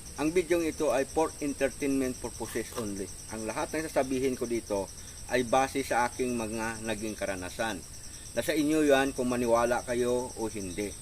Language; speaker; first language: Filipino; non-native, local second language; Hiligaynon